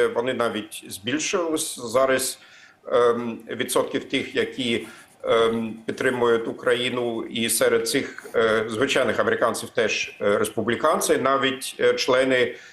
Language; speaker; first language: Ukrainian; non-native, fluent; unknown